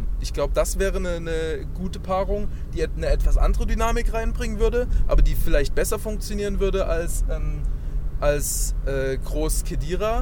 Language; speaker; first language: German; native; German